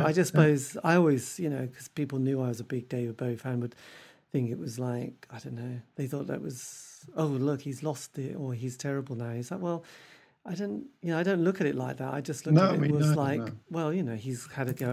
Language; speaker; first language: English; native; English